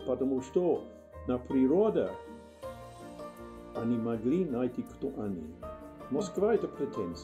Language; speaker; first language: Russian; non-native, learner; English